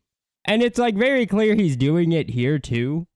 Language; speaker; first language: English; native; English